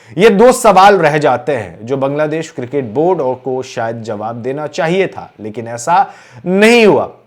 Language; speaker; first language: Hindi; native; Hindi